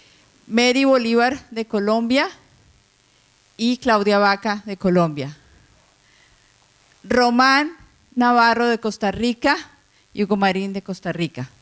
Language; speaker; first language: Spanish; native; Spanish